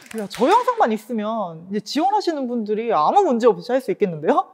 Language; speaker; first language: Korean; native; Korean